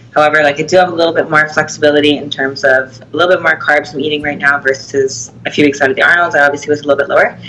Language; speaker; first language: English; native; English